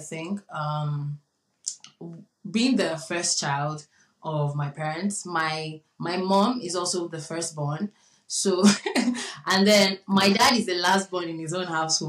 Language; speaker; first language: English; non-native, local second language; Yoruba